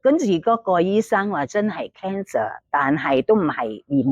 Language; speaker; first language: Cantonese; non-native, learner; Thai